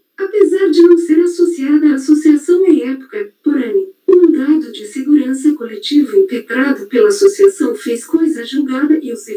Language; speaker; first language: Portuguese; native; Portuguese